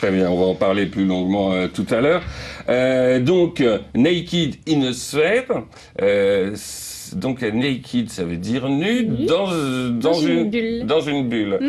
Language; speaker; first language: French; native; French